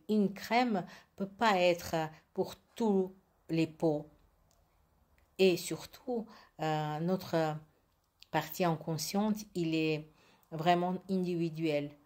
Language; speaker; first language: French; non-native, learner; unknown